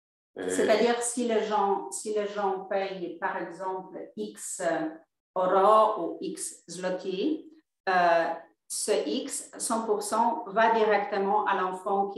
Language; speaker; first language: French; non-native, fluent; Polish